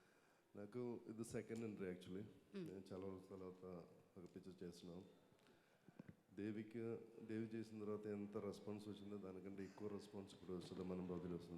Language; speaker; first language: Telugu; non-native, learner; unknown